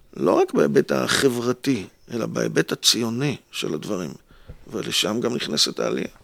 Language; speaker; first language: Hebrew; native; Hebrew